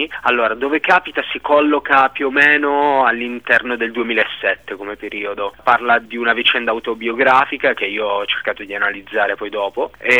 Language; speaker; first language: Italian; native; Italian